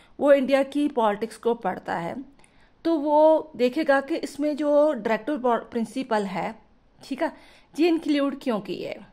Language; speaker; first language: Hindi; non-native, local second language; Punjabi